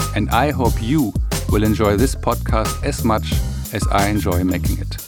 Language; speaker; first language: English; non-native, fluent; German